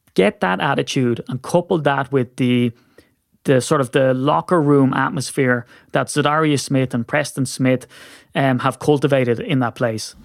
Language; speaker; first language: English; native; English